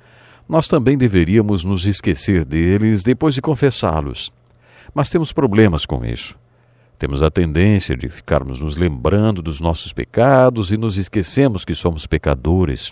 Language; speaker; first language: Portuguese; native; Portuguese